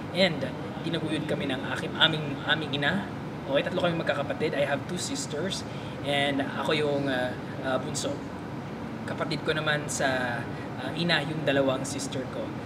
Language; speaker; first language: Filipino; native; Filipino